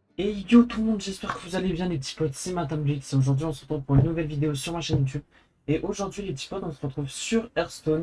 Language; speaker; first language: French; native; French